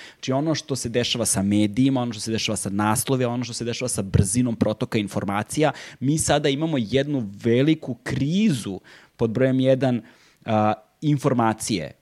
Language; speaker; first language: Serbian; native; Serbian